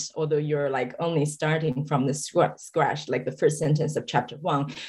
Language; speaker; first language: English; non-native, fluent; Chinese